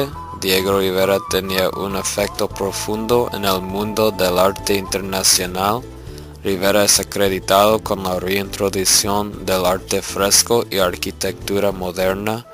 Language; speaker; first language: Spanish; non-native, learner; English